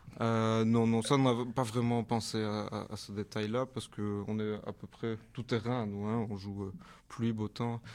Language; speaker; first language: French; native; French